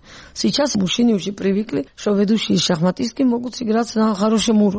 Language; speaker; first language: Russian; non-native, local second language; Georgian